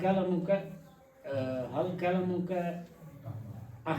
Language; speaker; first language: Arabic; non-native, learner; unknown